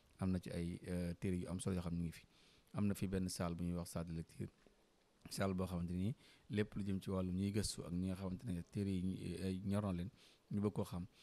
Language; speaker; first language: Wolof; native; Wolof